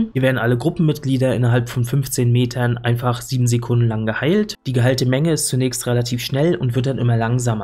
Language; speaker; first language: German; native; German